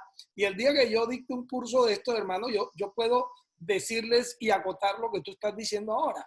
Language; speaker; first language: Spanish; native; Spanish